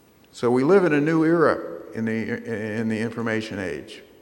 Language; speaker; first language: English; native; English